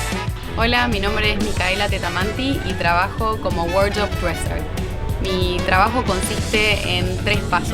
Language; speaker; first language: Spanish; native; Spanish